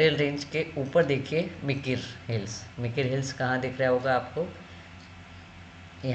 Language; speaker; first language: Hindi; native; Hindi